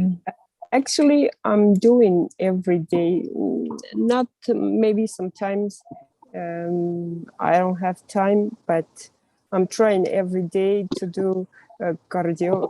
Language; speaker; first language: English; non-native, learner; Russian